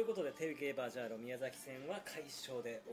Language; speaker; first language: Japanese; native; Japanese